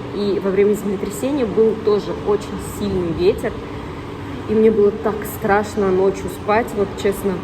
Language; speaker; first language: Russian; native; Russian